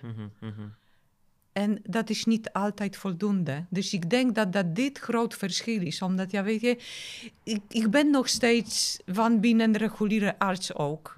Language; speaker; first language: Dutch; non-native, fluent; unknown